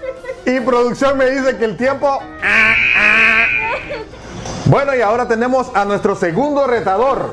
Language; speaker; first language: Spanish; native; Spanish